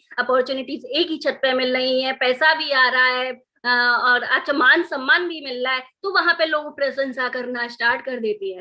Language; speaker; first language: Hindi; native; Hindi